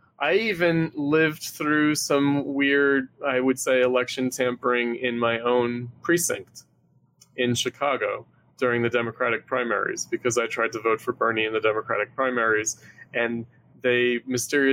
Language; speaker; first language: English; native; English